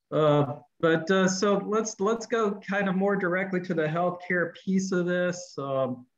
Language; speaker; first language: English; native; English